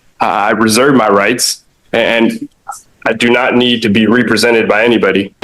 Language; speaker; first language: English; native; English